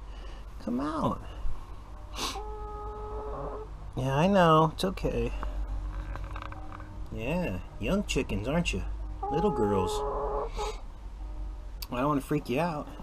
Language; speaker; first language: English; native; English